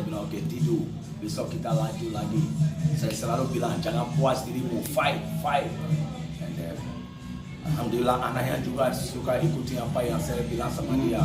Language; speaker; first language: Indonesian; non-native, fluent; English